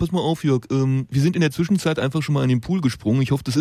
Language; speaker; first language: German; native; German